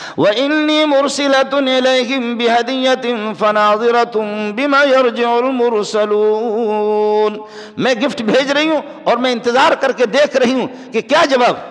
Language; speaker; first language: Urdu; non-native, local second language; Baluchi